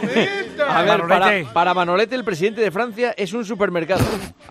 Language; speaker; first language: Spanish; native; Spanish